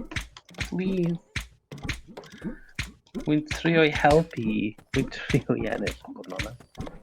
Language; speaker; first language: Welsh; non-native, learner; English